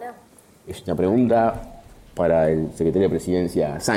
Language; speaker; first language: Spanish; native; Spanish